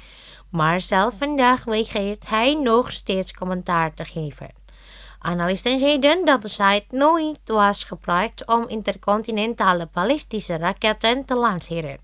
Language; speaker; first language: Dutch; non-native, fluent; Indonesian